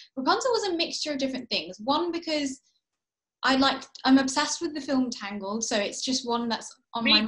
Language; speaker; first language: English; early bilingual, heritage; English